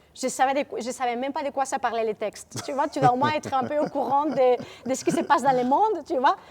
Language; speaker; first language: French; non-native, fluent; Spanish